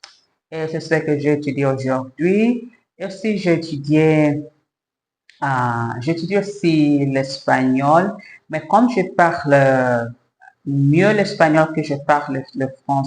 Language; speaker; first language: French; non-native, learner; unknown